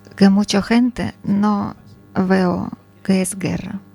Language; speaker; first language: Spanish; non-native, learner; Ukrainian